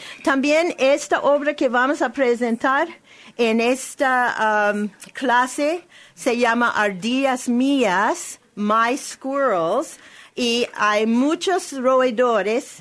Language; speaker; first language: Spanish; non-native, learner; English